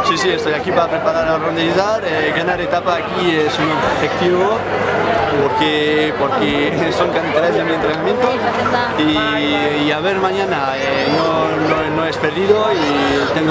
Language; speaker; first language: Spanish; non-native, learner; French